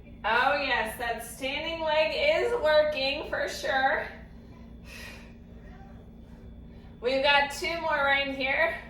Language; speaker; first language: English; native; English